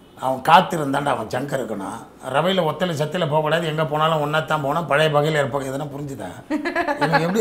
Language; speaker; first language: Tamil; native; Tamil